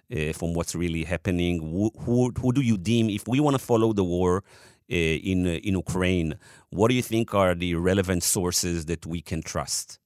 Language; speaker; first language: English; non-native, fluent; Hebrew